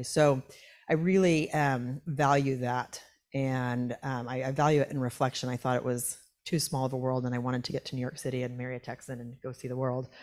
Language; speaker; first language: English; native; English